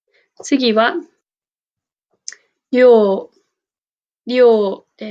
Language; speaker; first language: Japanese; non-native, fluent; English